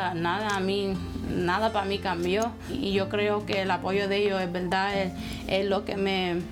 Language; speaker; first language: Spanish; early bilingual, heritage; Spanish